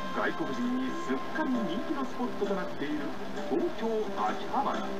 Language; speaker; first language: Japanese; native; Japanese